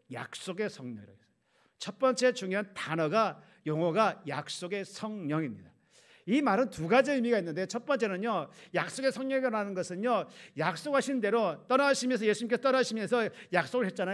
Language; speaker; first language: Korean; native; Korean